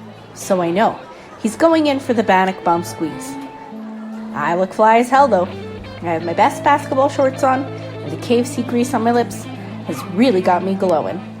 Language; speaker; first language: English; native; English